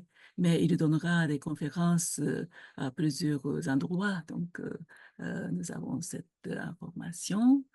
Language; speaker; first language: French; non-native, fluent; Japanese